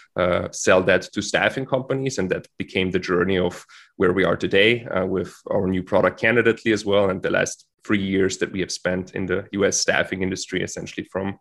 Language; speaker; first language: English; non-native, fluent; German